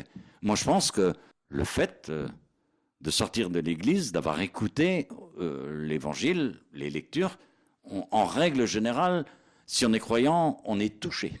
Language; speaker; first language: French; native; French